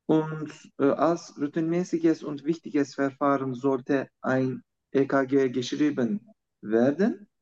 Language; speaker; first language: German; non-native, learner; Turkish